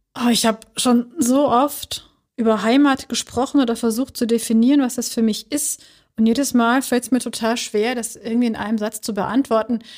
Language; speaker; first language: German; early bilingual, other home language; Turkish